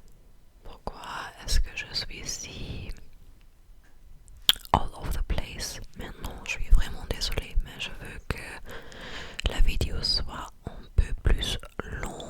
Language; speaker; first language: French; non-native, learner; English